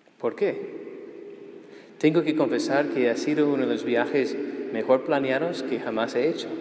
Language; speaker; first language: Spanish; non-native, fluent; English